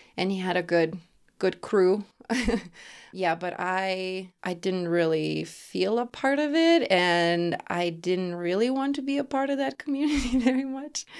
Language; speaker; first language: English; non-native, fluent; Lithuanian